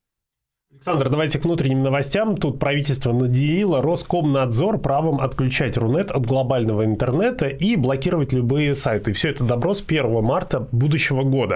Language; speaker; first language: Russian; native; Russian